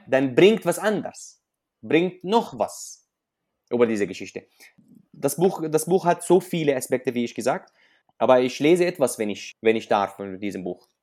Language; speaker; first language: German; non-native, fluent; Arabic